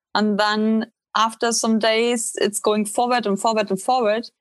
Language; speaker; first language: English; non-native, fluent; German